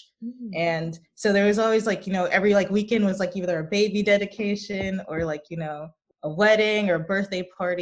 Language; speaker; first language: English; native; English